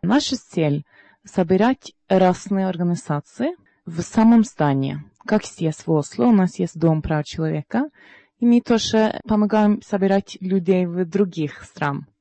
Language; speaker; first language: Russian; non-native, learner; Norwegian